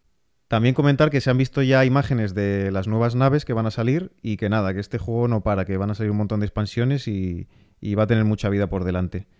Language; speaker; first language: Spanish; native; Spanish